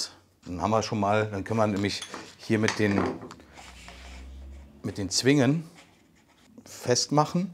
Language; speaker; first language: German; native; German